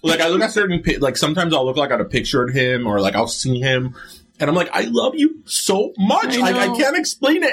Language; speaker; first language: English; early bilingual, other home language; Spanish